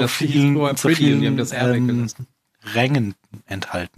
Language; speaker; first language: German; native; German